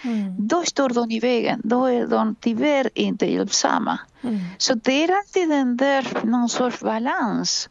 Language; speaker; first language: Swedish; non-native, fluent; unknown